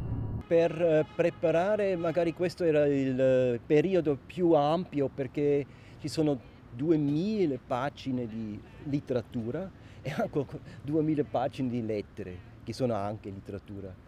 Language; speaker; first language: Italian; non-native, local second language; German